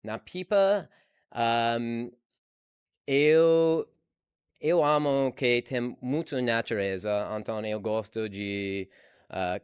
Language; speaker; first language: Portuguese; non-native, learner; English